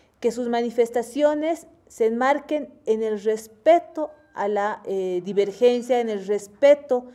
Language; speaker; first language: Spanish; native; Spanish